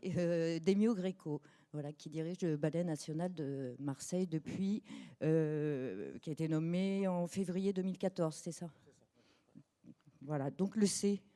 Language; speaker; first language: French; native; French